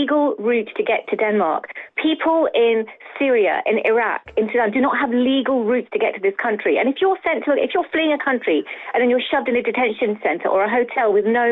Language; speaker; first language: English; native; English